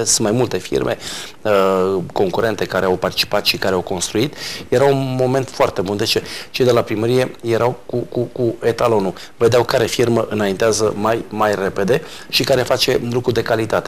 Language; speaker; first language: Romanian; native; Romanian